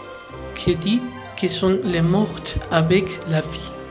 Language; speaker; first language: French; non-native, learner; Spanish